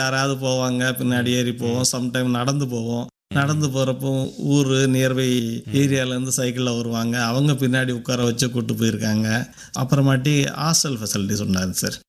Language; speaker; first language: Tamil; native; Tamil